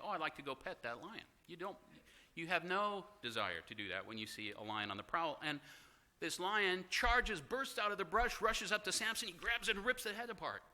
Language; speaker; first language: English; native; English